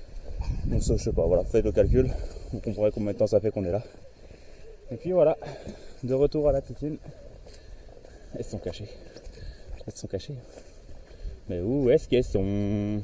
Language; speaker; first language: French; native; French